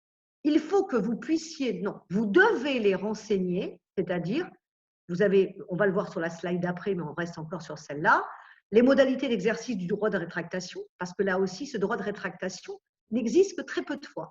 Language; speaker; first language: French; native; French